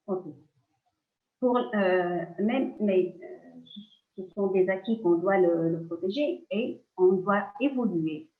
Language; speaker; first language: French; non-native, local second language; Arabic